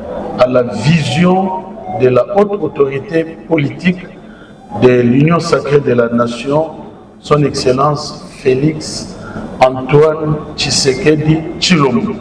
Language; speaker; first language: French; non-native, local second language; Lingala